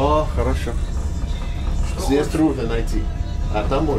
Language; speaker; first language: Russian; non-native, learner; English